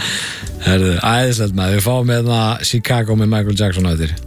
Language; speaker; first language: Icelandic; native; Icelandic